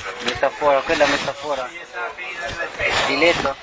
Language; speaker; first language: Italian; non-native, learner; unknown